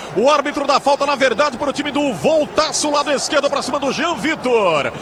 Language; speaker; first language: Portuguese; native; Portuguese